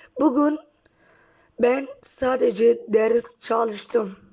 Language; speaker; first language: Turkish; non-native, learner; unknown